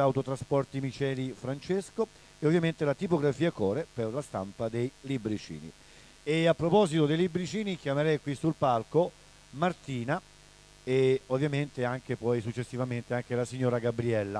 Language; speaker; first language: Italian; native; Italian